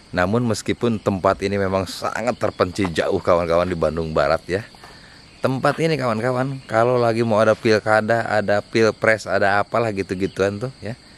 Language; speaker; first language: Indonesian; non-native, local second language; Sundanese